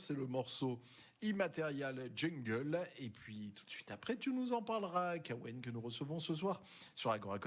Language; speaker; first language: French; native; French